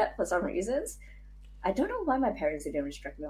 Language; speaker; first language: English; non-native, local second language; Cantonese